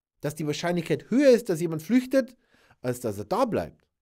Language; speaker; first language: German; native; German